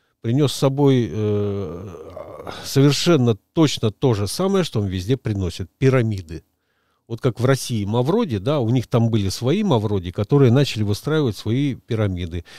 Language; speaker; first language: Russian; native; Russian